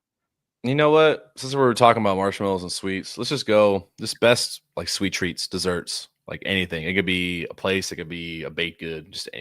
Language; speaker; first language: English; native; English